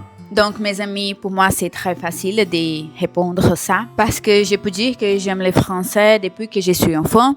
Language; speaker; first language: French; non-native, learner; Portuguese